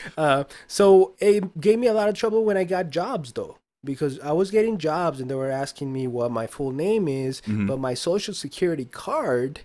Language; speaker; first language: English; early bilingual, other home language; Spanish